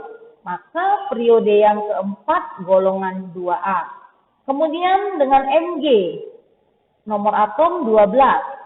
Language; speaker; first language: Indonesian; native; Indonesian